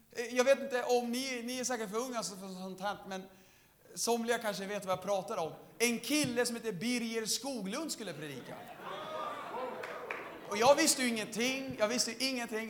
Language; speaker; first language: Swedish; native; Swedish